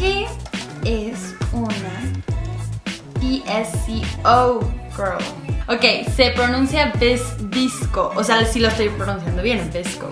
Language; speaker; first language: Spanish; native; Spanish